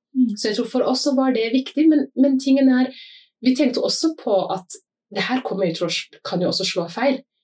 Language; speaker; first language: Norwegian; early bilingual, other home language; Somali